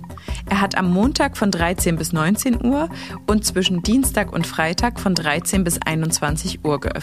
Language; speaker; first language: German; native; German